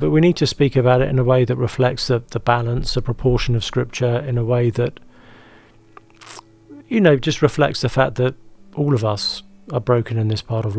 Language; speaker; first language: English; native; English